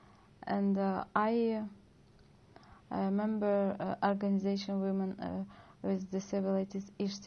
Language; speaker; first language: English; non-native, learner; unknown